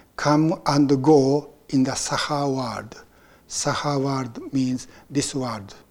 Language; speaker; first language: English; non-native, fluent; Japanese